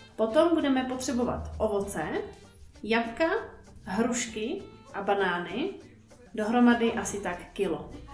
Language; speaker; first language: Czech; native; Czech